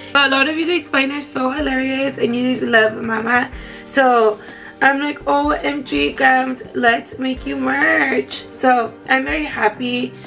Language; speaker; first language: English; early bilingual, other home language; Spanish